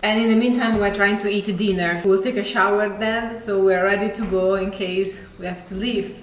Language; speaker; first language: English; non-native, fluent; Italian